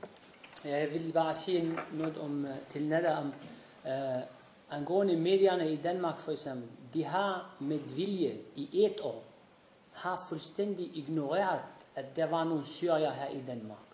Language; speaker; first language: Danish; non-native, fluent; Arabic